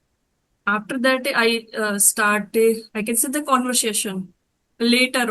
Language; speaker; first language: English; non-native, learner; Hindi